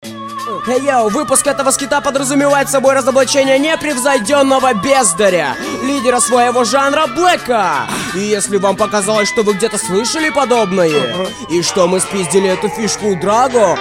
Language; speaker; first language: Russian; native; Russian